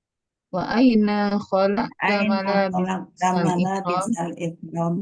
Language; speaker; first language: Arabic; non-native, learner; Indonesian